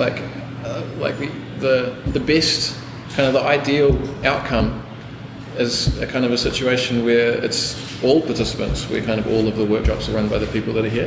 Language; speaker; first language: English; native; English